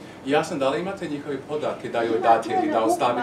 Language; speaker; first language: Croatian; non-native, learner; English